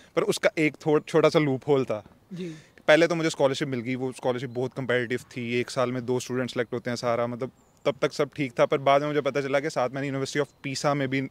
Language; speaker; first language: Urdu; native; Urdu